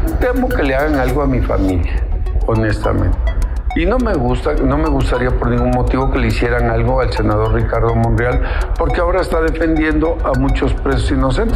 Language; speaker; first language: Spanish; native; Spanish